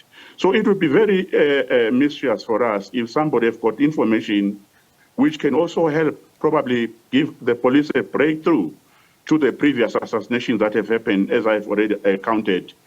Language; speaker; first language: English; non-native, local second language; Swati